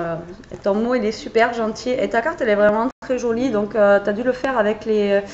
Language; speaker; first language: French; native; French